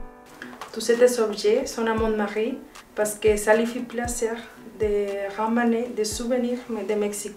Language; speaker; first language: French; non-native, learner; Spanish